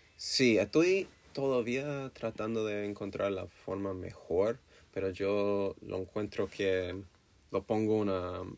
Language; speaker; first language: Spanish; non-native, learner; English